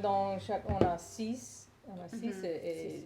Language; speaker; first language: French; non-native, learner; English